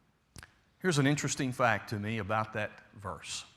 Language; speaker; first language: English; native; English